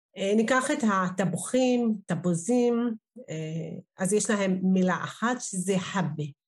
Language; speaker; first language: Hebrew; non-native, local second language; Arabic